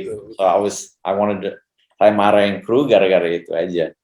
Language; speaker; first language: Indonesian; early bilingual, heritage; English